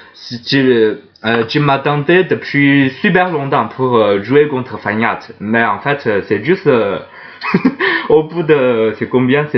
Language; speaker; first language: French; non-native, fluent; Chinese